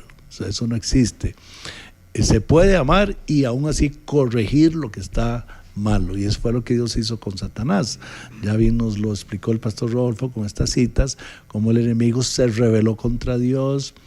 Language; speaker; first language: Spanish; native; Spanish